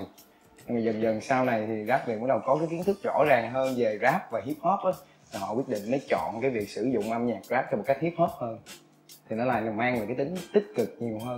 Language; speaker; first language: Vietnamese; native; Vietnamese